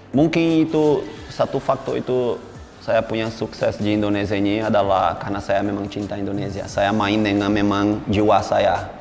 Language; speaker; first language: Indonesian; non-native, fluent; Portuguese